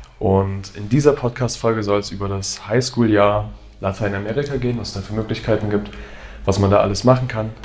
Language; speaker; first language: German; native; German